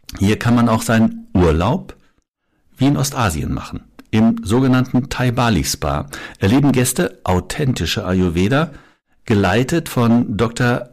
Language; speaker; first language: German; native; German